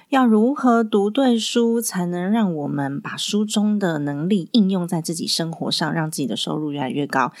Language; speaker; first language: Chinese; native; Chinese